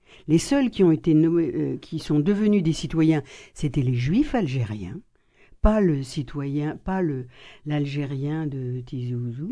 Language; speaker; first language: French; native; French